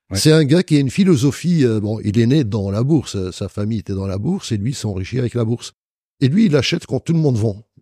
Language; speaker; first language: French; non-native, local second language; Arabic